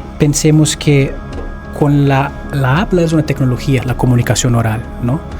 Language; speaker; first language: Spanish; non-native, fluent; Portuguese